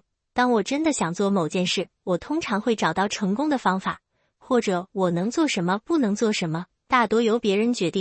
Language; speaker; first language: Chinese; native; Chinese